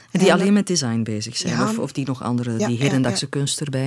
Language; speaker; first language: Dutch; native; Dutch